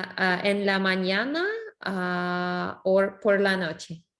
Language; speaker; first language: Spanish; non-native, learner; English